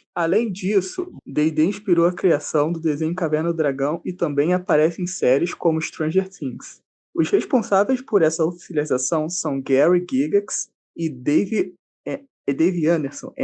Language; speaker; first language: Portuguese; native; Portuguese